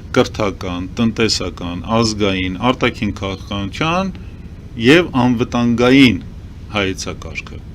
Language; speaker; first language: Armenian; early bilingual, heritage; Armenian